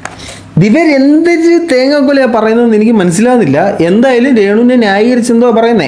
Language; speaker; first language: Malayalam; native; Malayalam